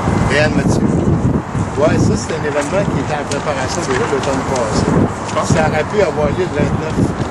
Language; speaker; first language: French; native; French